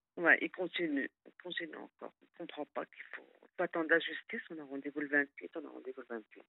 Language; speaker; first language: French; non-native, fluent; Arabic